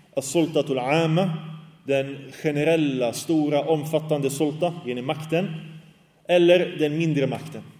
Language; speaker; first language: Swedish; early bilingual, other home language; Arabic